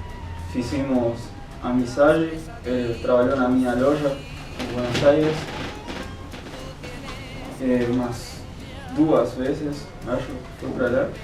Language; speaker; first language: Portuguese; non-native, fluent; Spanish